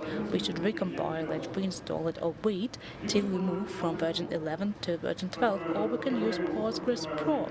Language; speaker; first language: English; non-native, fluent; Russian